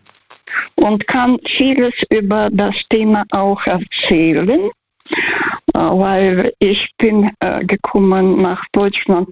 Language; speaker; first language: German; non-native, local second language; Russian